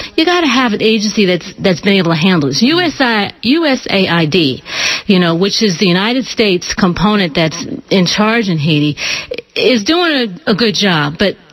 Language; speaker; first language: English; native; English